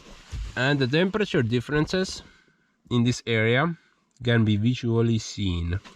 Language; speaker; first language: English; non-native, fluent; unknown